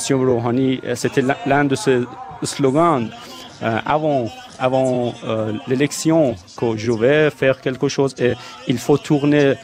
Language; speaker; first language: French; non-native, fluent; Persian